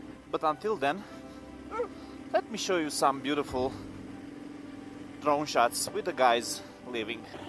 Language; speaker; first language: English; non-native, fluent; Romanian